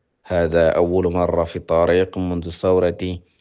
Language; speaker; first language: Arabic; non-native, fluent; Wolof